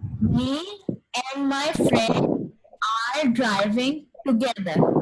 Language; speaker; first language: English; non-native, local second language; Urdu